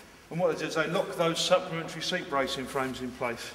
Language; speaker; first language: English; native; English